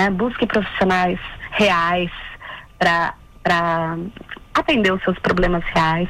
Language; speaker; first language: Portuguese; native; Portuguese